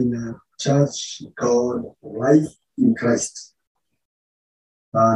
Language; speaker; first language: English; non-native, local second language; Kikuyu